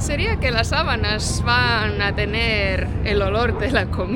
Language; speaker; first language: Spanish; non-native, fluent; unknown